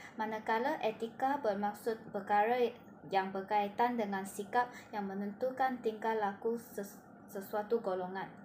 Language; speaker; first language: Malay; non-native, local second language; Chinese